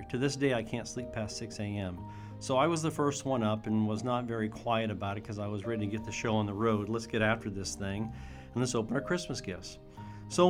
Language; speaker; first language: English; native; English